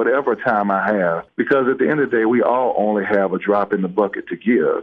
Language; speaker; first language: English; native; English